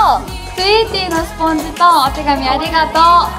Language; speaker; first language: Japanese; native; Japanese